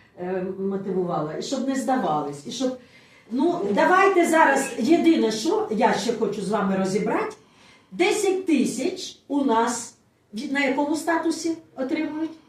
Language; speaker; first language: Ukrainian; non-native, local second language; Russian